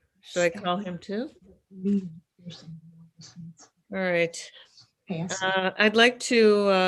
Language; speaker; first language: English; native; English